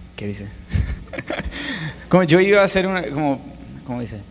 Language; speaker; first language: Spanish; non-native, fluent; English